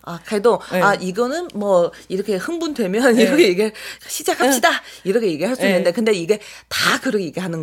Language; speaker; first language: Korean; non-native, fluent; Chinese